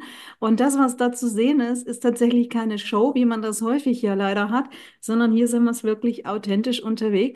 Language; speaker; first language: German; native; German